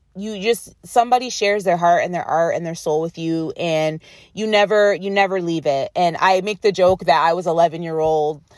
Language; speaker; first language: English; native; English